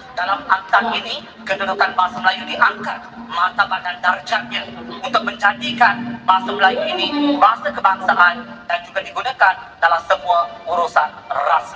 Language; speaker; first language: Malay; native; Malay